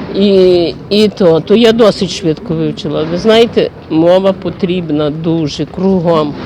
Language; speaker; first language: Ukrainian; native; Ukrainian